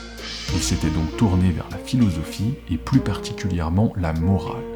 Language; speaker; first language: French; native; French